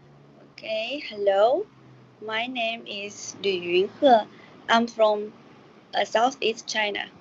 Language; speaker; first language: English; non-native, learner; Chinese